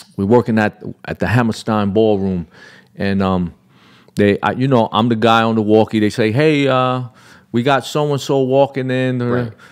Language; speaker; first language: English; native; English